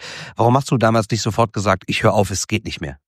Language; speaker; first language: German; native; German